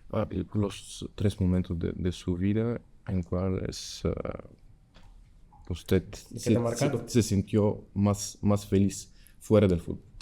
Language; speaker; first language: Spanish; non-native, learner; Bulgarian